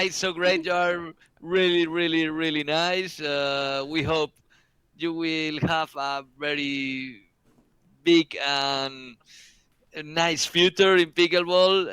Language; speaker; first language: English; non-native, learner; Spanish